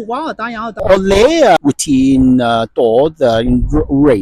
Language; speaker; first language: Welsh; non-native, learner; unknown